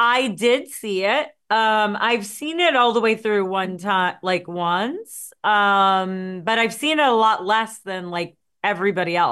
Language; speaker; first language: English; native; English